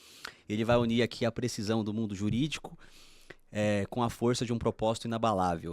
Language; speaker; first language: Portuguese; native; Portuguese